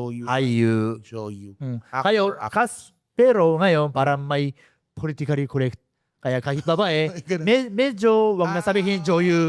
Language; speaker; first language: Filipino; non-native, fluent; Japanese